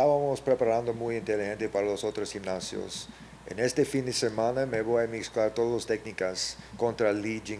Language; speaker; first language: Spanish; non-native, learner; English